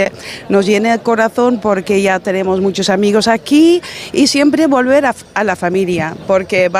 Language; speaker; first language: Spanish; non-native, fluent; Dutch